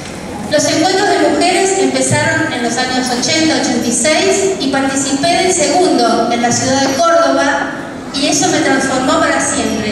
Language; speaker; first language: Spanish; native; Spanish